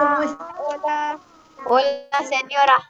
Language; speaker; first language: Spanish; non-native, learner; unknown